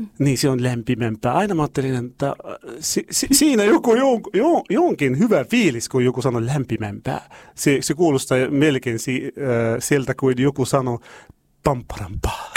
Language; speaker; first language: Finnish; non-native, learner; Arabic